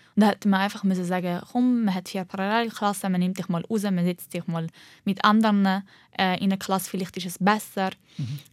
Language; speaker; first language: German; early bilingual, heritage; Arabic